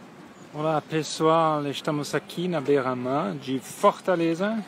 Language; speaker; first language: Portuguese; non-native, fluent; German